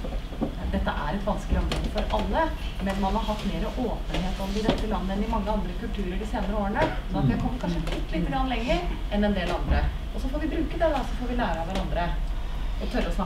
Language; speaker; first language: Norwegian; native; Norwegian